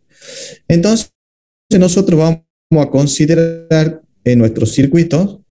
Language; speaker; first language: Spanish; native; Spanish